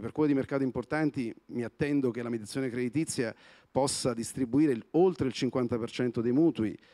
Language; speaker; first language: Italian; native; Italian